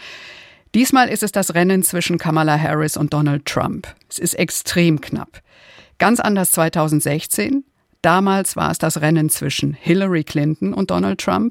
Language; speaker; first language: German; native; German